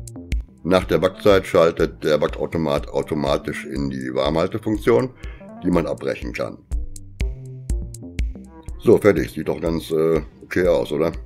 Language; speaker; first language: German; native; German